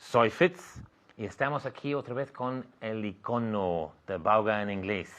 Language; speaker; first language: Spanish; non-native, fluent; English